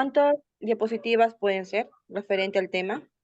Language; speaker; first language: Spanish; native; Spanish